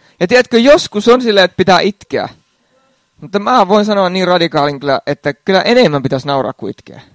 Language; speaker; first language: Finnish; native; Finnish